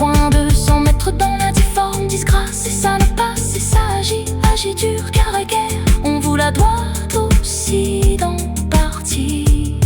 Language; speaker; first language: French; native; French